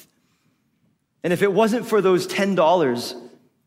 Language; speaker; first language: English; non-native, local second language; Filipino